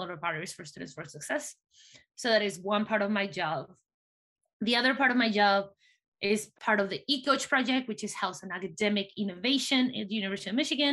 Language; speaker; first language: English; non-native, fluent; Spanish